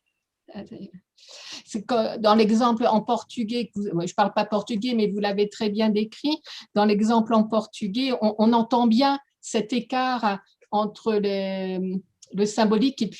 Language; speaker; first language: French; native; French